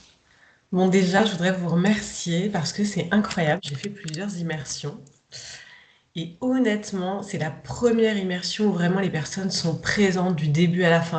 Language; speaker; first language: French; native; French